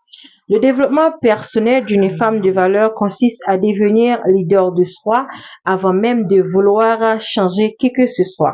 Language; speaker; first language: French; non-native, local second language; Haitian Creole